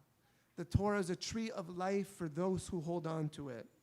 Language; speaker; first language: English; native; English